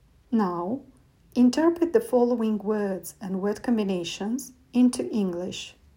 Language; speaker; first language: English; non-native, fluent; Romanian